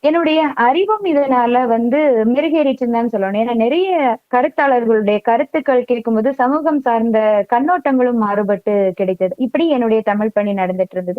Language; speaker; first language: Tamil; non-native, local second language; Malayalam